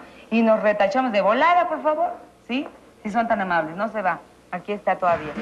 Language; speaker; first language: Spanish; native; Spanish